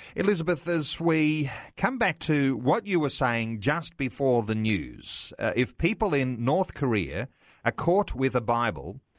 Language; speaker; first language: English; native; English